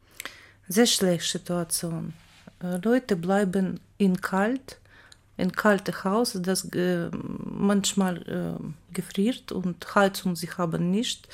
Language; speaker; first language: German; non-native, learner; Ukrainian